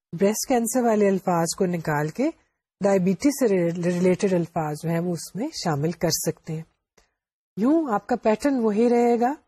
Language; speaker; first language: Urdu; native; Urdu